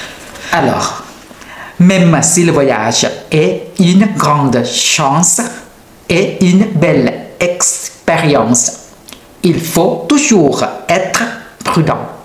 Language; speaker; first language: French; non-native, learner; Thai